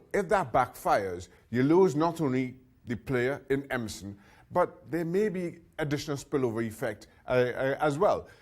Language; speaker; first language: English; native; English